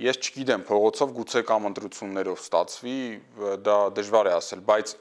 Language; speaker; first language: Armenian; native; Armenian